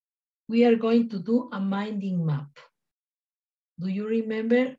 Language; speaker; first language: English; non-native, learner; Spanish